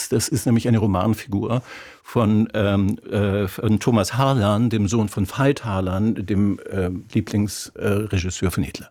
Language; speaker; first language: German; native; German